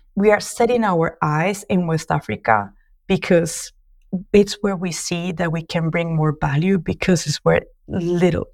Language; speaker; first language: English; non-native, fluent; Spanish